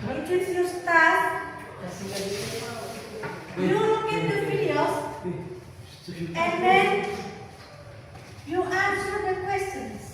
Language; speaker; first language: English; non-native, learner; Indonesian